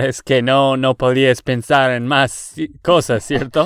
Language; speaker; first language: Spanish; non-native, fluent; English